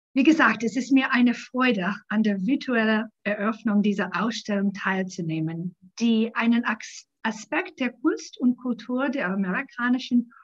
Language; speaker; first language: German; non-native, fluent; English